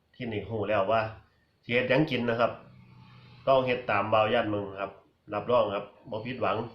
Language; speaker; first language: Thai; non-native, local second language; Northeastern Thai